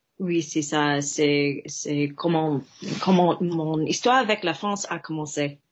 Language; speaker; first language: French; non-native, fluent; English